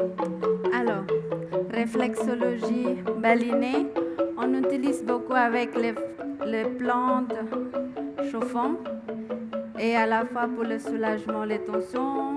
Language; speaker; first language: French; non-native, learner; Indonesian